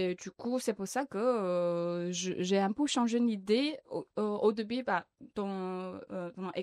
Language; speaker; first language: French; non-native, learner; Chinese